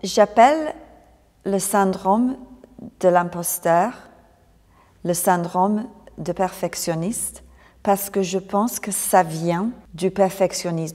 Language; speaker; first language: French; non-native, fluent; English